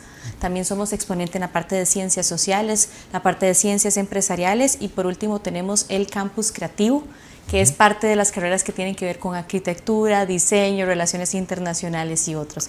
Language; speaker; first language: Spanish; native; Spanish